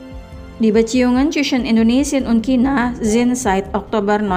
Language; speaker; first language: German; non-native, fluent; Indonesian